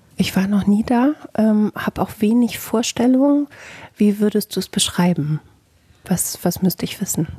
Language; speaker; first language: German; native; German